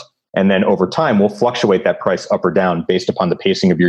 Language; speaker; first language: English; native; English